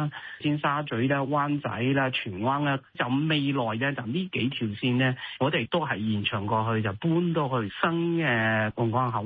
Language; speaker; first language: Cantonese; native; Cantonese